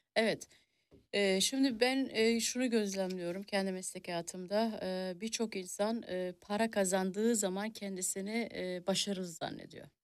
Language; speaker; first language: Turkish; early bilingual, heritage; Turkish